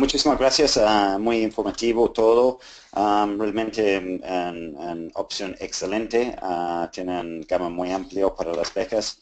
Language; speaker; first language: Spanish; non-native, fluent; English